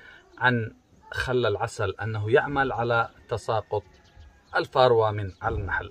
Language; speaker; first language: Arabic; native; Arabic